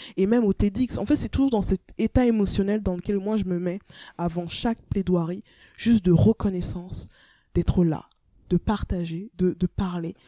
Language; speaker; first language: French; native; French